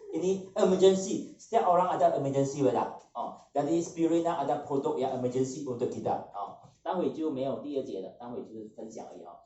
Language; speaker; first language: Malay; non-native, local second language; Chinese